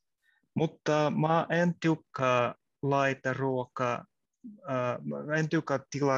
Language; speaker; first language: Finnish; non-native, learner; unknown